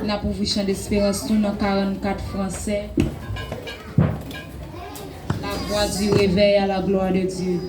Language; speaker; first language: French; non-native, local second language; Haitian Creole